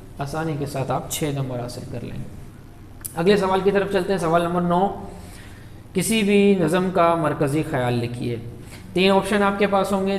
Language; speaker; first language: Urdu; native; Urdu